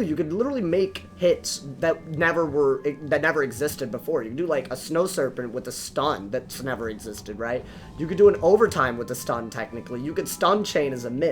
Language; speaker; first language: English; native; English